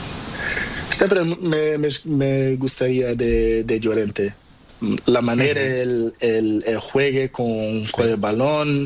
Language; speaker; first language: Spanish; non-native, learner; Portuguese